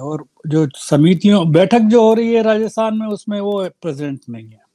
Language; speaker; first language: Hindi; native; Hindi